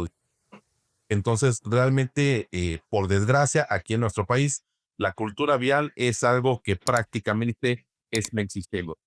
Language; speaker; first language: Spanish; native; Spanish